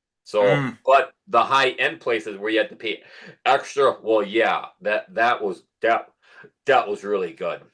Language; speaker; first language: English; native; English